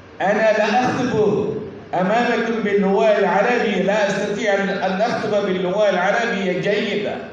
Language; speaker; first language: Arabic; non-native, learner; Bangla